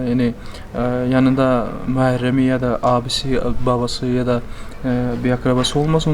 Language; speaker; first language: Turkish; non-native, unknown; Persian